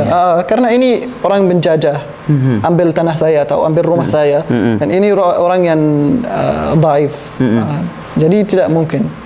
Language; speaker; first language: Indonesian; non-native, learner; Arabic